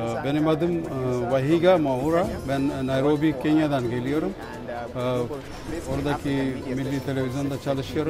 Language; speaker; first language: Turkish; non-native, fluent; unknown